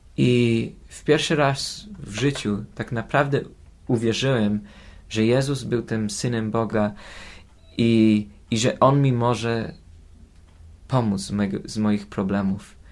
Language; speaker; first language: Polish; early bilingual, heritage; Polish